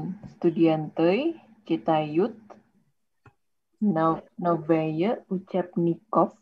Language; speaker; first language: Russian; non-native, learner; Indonesian